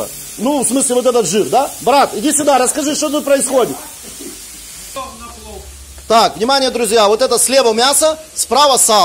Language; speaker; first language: Russian; native; Russian